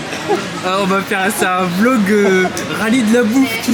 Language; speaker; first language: French; native; French